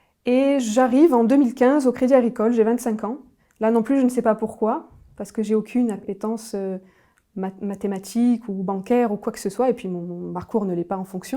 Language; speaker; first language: French; native; French